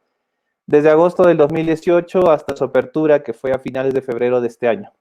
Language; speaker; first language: Spanish; native; Spanish